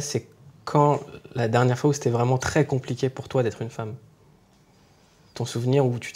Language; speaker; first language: French; native; French